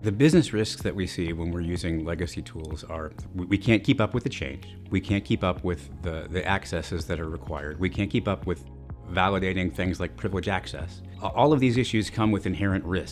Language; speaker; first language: English; native; English